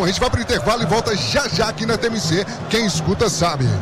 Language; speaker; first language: Portuguese; native; Portuguese